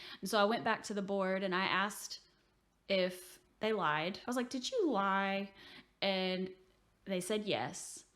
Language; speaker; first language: English; native; English